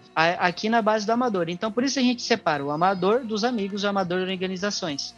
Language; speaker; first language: Portuguese; native; Portuguese